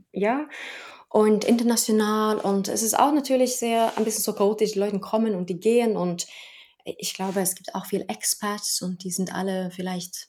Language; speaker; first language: German; non-native, fluent; Norwegian